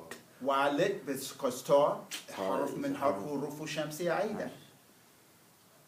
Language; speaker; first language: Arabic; non-native, fluent; English